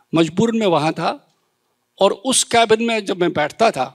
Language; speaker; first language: Hindi; native; Hindi